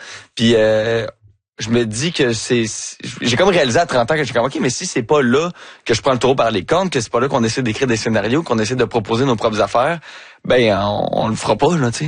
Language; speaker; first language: French; native; French